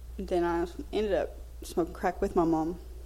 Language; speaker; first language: English; native; English